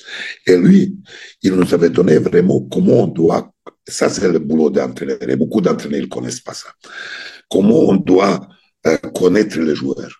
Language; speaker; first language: French; non-native, fluent; Serbian